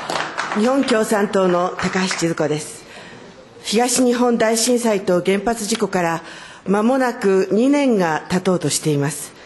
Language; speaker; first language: Japanese; native; Japanese